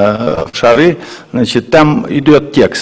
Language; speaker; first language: Russian; native; Russian